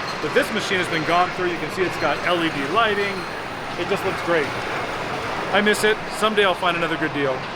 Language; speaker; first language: English; native; English